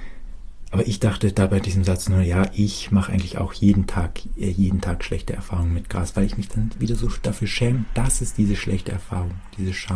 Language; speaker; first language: German; native; German